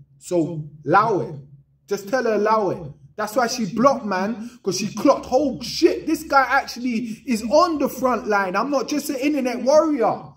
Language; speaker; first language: English; native; English